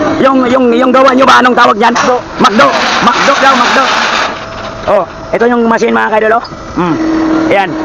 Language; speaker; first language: Filipino; non-native, local second language; Cebuano